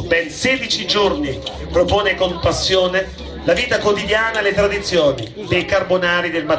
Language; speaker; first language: Italian; native; Italian